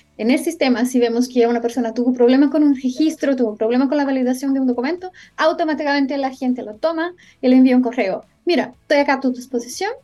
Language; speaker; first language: Spanish; non-native, fluent; Portuguese